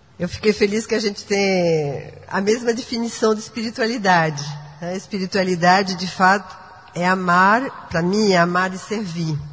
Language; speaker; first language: Portuguese; non-native, fluent; French